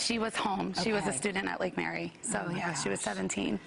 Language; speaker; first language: English; native; English